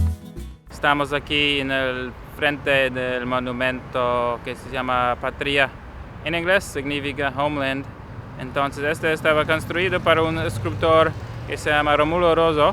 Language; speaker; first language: Spanish; non-native, learner; English